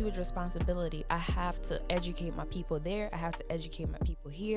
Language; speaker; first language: English; non-native, local second language; Akan